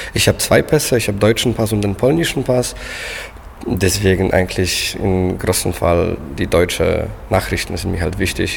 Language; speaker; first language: German; non-native, fluent; Polish